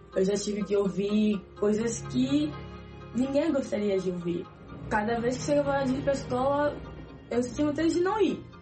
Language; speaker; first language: Portuguese; native; Portuguese